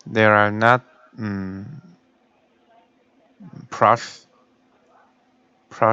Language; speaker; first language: English; non-native, learner; Korean